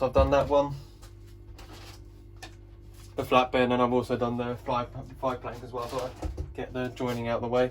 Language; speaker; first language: English; native; English